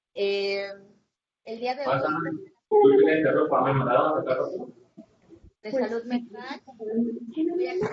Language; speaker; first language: Spanish; native; Spanish